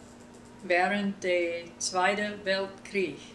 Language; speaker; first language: German; early bilingual, heritage; German